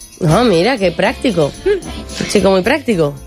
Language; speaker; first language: Spanish; native; Spanish